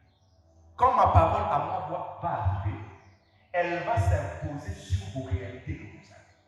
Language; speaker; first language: French; non-native, local second language; Lingala